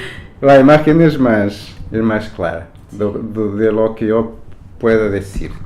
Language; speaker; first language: Spanish; non-native, fluent; Portuguese